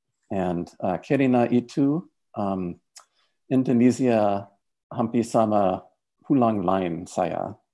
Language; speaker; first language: Indonesian; non-native, learner; English